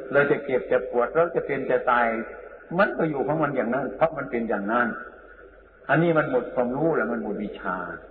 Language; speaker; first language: Thai; non-native, local second language; Northeastern Thai